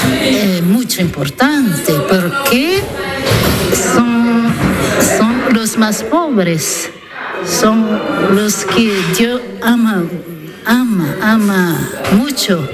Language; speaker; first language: Spanish; non-native, learner; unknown